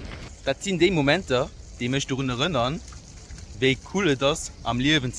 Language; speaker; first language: German; non-native, local second language; Luxembourgish